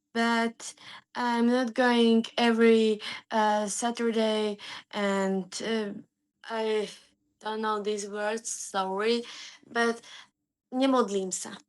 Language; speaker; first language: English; non-native, learner; Slovak